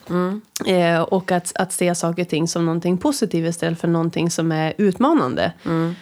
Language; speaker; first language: Swedish; native; Swedish